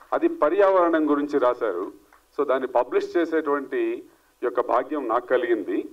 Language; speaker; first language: Telugu; native; Telugu